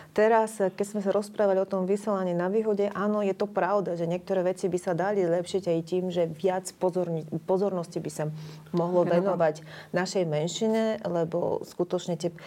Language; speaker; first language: Slovak; non-native, fluent; Bulgarian